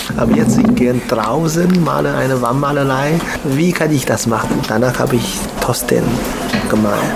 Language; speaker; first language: German; non-native, learner; Chinese